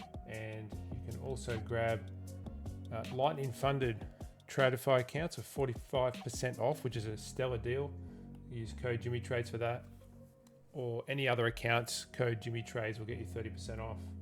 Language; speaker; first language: English; native; English